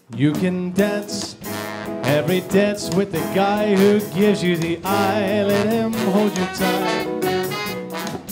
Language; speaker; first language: English; native; English